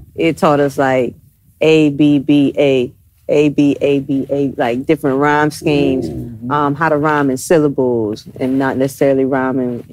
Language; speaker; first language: English; native; English